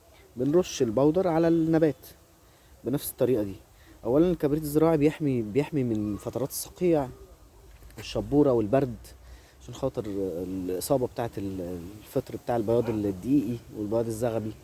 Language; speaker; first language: Arabic; native; Arabic